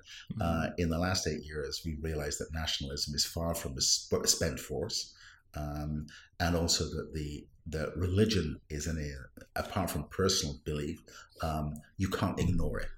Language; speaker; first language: English; non-native, local second language; Welsh